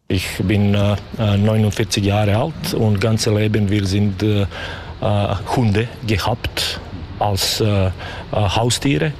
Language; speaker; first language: German; non-native, learner; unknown